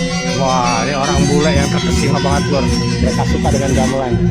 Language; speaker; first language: Indonesian; native; Indonesian